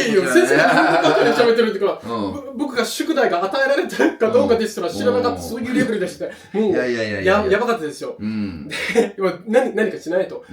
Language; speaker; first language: Japanese; non-native, fluent; English